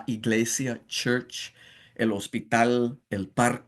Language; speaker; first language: Spanish; non-native, fluent; English